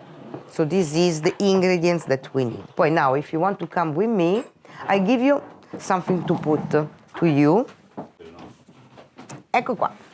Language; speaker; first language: English; non-native, fluent; Italian